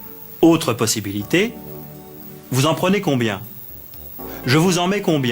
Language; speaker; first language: French; native; French